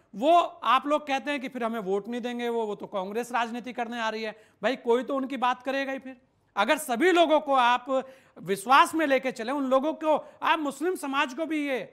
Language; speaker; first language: Hindi; native; Hindi